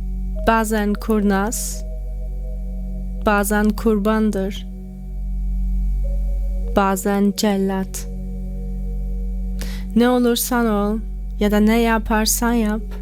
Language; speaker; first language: Turkish; non-native, learner; German